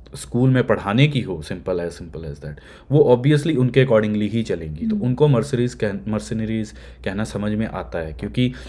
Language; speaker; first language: Hindi; native; Hindi